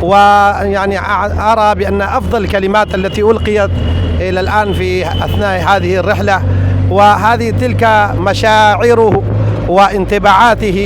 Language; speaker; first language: Arabic; non-native, fluent; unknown